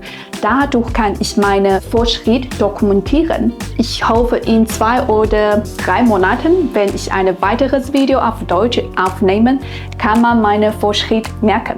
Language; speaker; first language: German; non-native, fluent; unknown